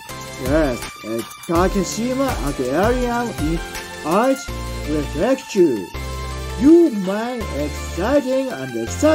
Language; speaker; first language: English; non-native, learner; Japanese